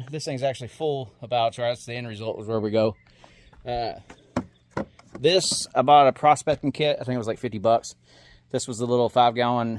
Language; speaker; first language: English; native; English